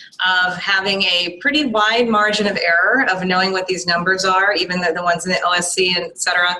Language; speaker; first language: English; native; English